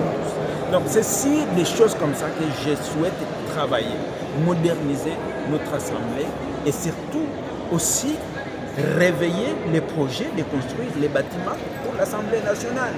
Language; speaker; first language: French; non-native, local second language; Swahili